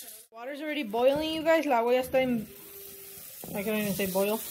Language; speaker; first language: English; early bilingual, other home language; Spanish